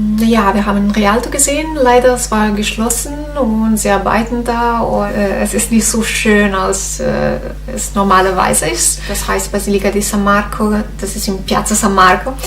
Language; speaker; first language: German; non-native, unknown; Italian